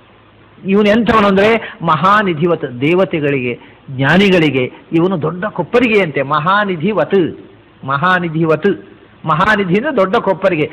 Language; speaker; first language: Kannada; native; Kannada